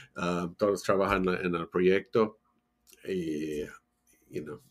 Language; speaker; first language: Spanish; non-native, learner; English